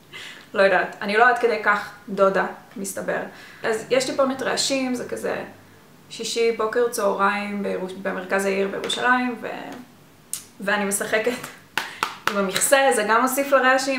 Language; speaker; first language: Hebrew; native; Hebrew